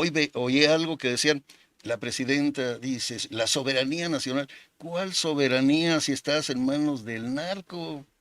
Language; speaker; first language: Spanish; native; Spanish